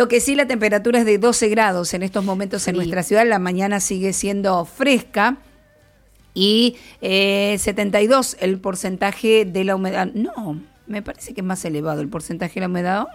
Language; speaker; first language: Spanish; native; Spanish